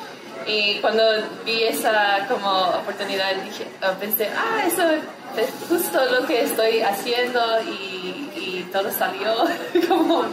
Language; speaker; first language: Spanish; early bilingual, heritage; English